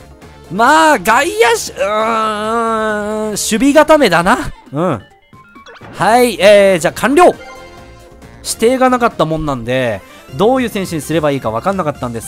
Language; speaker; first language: Japanese; native; Japanese